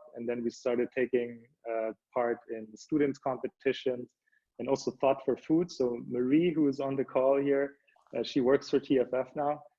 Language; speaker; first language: English; early bilingual, other home language; German